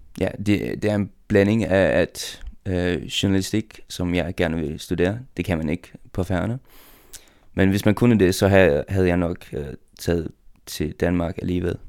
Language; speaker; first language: Danish; non-native, local second language; Faroese